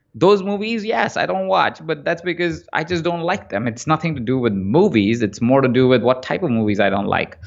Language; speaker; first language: English; non-native, local second language; Hindi